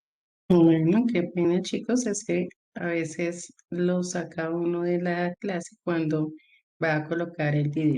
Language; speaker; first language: Spanish; native; Spanish